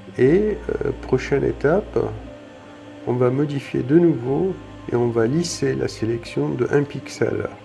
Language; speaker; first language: French; native; French